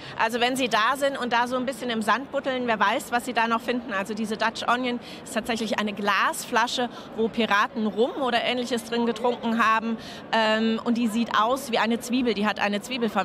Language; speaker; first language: German; native; German